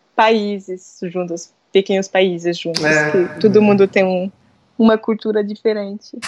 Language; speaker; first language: Portuguese; non-native, fluent; French